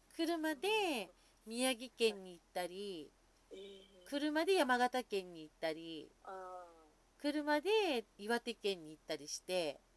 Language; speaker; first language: Japanese; native; Japanese